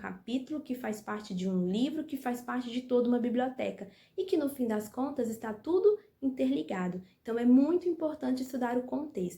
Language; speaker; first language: Portuguese; native; Portuguese